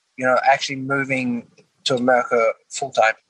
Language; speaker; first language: English; native; English